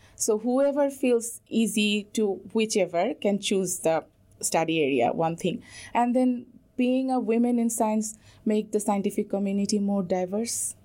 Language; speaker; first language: English; non-native, local second language; Bangla